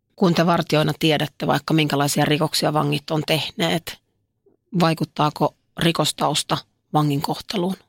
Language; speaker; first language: Finnish; native; Finnish